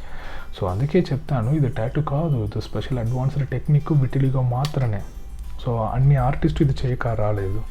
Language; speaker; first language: Telugu; non-native, learner; Kannada